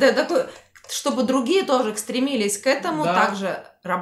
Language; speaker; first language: Russian; native; Russian